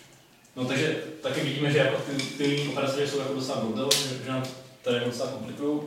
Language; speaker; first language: Czech; native; Czech